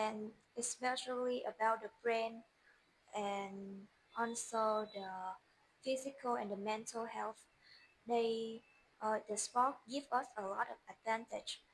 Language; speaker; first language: English; non-native, learner; Vietnamese